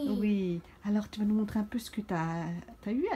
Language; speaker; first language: French; native; French